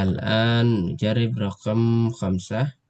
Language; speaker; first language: Arabic; non-native, fluent; Indonesian